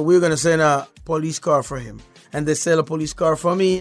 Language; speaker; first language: English; non-native, fluent; Spanish